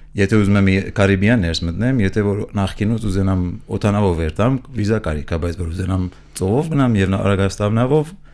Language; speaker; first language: Armenian; early bilingual, heritage; Armenian